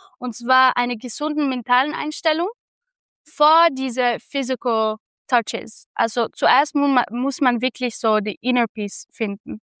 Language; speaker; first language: German; non-native, fluent; Arabic